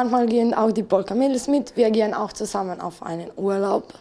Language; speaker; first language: German; non-native, fluent; Slovenian